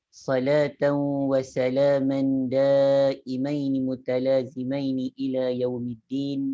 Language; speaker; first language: Arabic; non-native, fluent; Malay